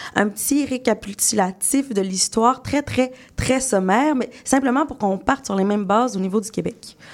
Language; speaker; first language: French; native; French